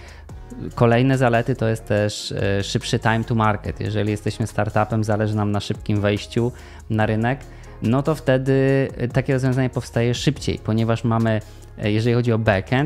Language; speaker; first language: Polish; native; Polish